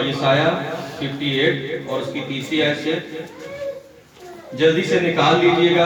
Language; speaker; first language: Urdu; native; Urdu